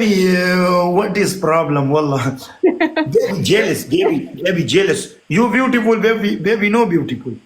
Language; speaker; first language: English; non-native, learner; Pashto